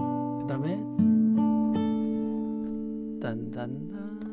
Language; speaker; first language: Korean; native; Korean